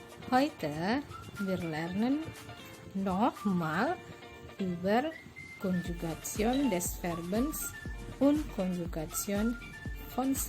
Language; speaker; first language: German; non-native, learner; Indonesian